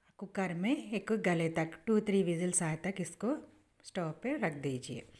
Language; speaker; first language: Hindi; native; Hindi